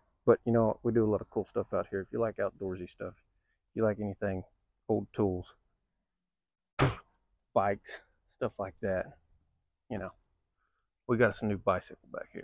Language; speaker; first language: English; native; English